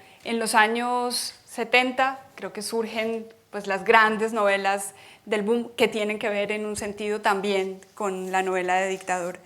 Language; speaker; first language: Spanish; native; Spanish